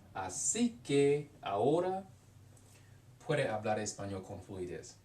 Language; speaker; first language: Spanish; non-native, learner; English